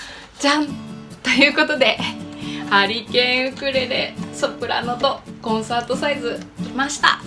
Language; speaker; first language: Japanese; native; Japanese